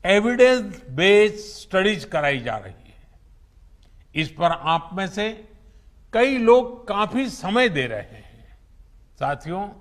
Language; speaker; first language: Hindi; native; Hindi